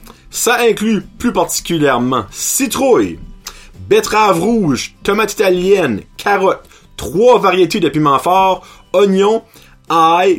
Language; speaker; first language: French; native; French